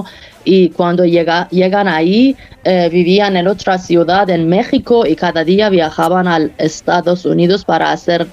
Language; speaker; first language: Spanish; non-native, fluent; Persian